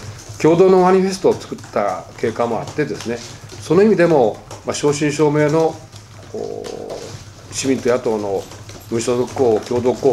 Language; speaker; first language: Japanese; native; Japanese